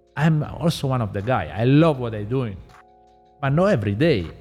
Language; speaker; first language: English; non-native, learner; Italian